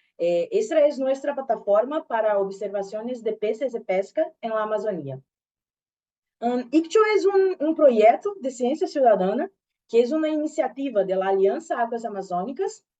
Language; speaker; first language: Spanish; non-native, learner; Portuguese